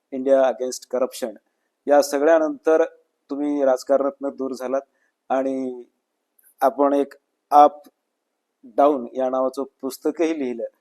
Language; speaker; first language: Marathi; native; Marathi